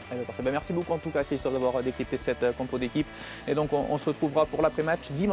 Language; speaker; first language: French; native; French